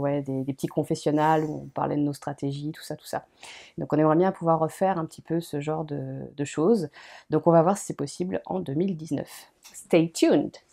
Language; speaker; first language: French; native; French